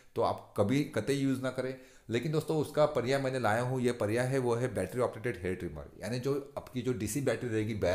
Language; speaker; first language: Hindi; non-native, local second language; Marathi